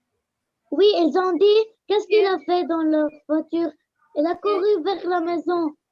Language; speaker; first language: French; non-native, learner; Arabic